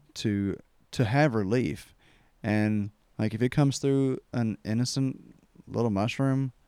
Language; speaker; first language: English; native; English